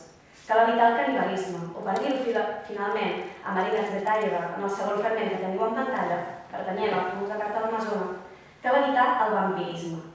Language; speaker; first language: Catalan; native; Catalan